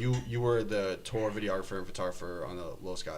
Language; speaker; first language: English; native; English